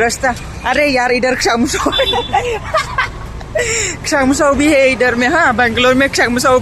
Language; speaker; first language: Hindi; non-native, local second language; Khasi